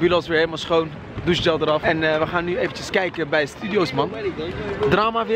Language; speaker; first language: Dutch; native; Dutch